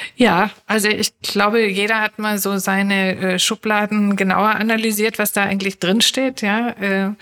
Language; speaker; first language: German; native; German